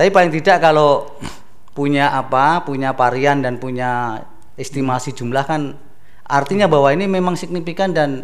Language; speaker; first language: Indonesian; native; Indonesian